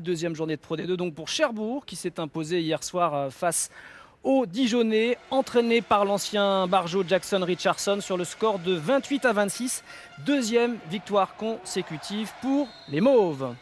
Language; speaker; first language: French; native; French